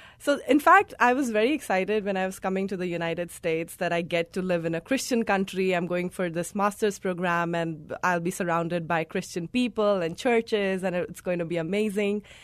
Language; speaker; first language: English; non-native, local second language; Hindi